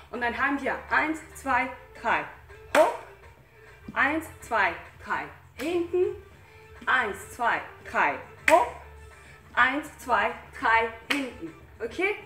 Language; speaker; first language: German; non-native, fluent; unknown